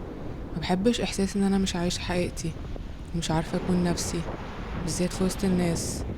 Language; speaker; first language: Arabic; native; Arabic